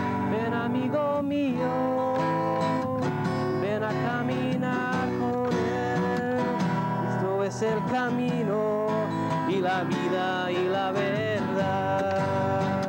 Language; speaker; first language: Spanish; non-native, fluent; English